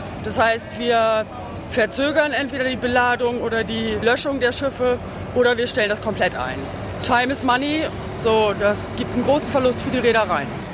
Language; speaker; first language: German; native; German